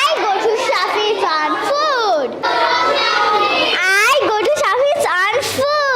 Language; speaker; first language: English; non-native, learner; Bangla